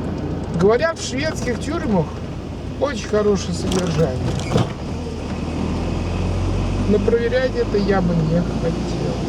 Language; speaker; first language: Russian; native; Russian